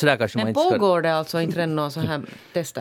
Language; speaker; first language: Swedish; native; Swedish